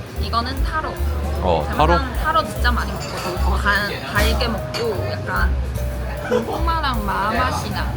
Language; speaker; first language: Korean; non-native, fluent; Chinese